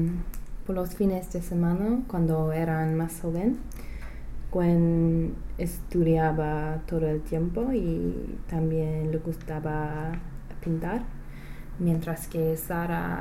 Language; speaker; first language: Spanish; non-native, learner; English